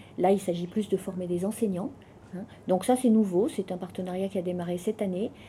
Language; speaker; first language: French; native; French